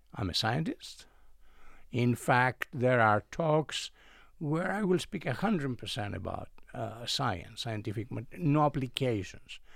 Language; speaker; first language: English; non-native, fluent; Greek